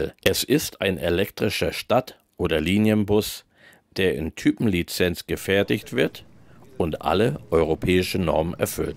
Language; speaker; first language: German; native; German